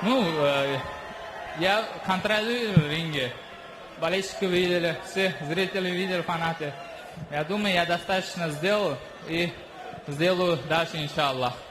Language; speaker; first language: Russian; non-native, local second language; Uzbek